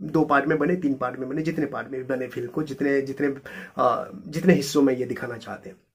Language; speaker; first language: Hindi; native; Hindi